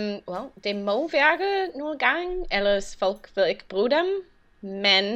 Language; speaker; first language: Danish; non-native, learner; English